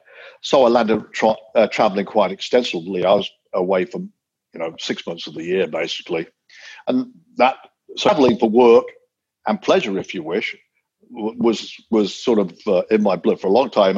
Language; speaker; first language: English; native; English